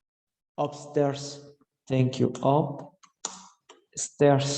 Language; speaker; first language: English; non-native, learner; Spanish